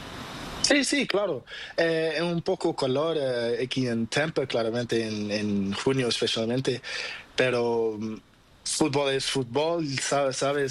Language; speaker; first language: Spanish; non-native, learner; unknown